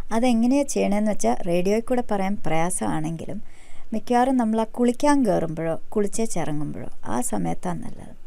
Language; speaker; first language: Malayalam; early bilingual, heritage; Malayalam